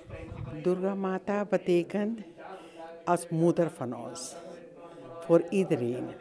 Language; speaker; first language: Dutch; non-native, learner; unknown